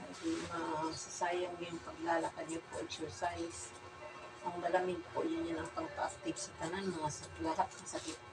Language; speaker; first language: Filipino; non-native, local second language; Cebuano